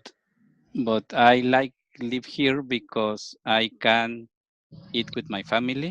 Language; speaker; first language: English; non-native, learner; Spanish